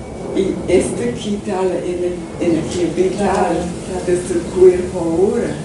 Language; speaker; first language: Spanish; non-native, learner; English